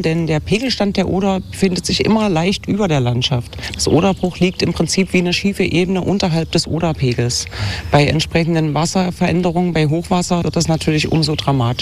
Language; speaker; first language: German; native; German